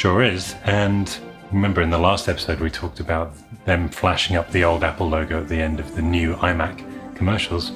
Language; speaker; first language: English; native; English